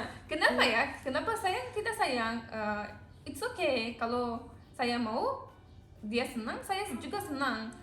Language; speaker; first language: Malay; non-native, learner; Turkish